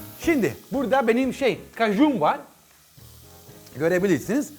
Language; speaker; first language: Turkish; non-native, learner; Italian